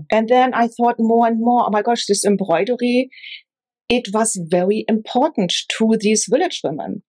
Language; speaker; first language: English; non-native, fluent; German